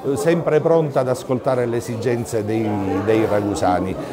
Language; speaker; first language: Italian; native; Italian